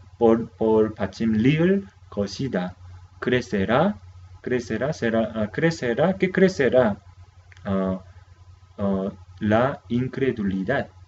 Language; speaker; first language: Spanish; non-native, fluent; Korean